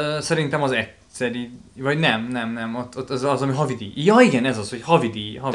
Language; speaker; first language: Hungarian; native; Hungarian